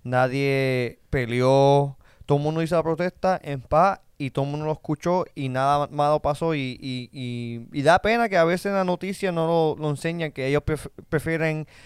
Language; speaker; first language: Spanish; early bilingual, other home language; English